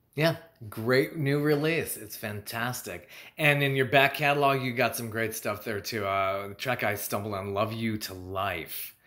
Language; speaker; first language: English; native; English